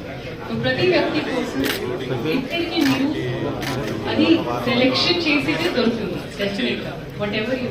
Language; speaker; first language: Telugu; non-native, local second language; Hindi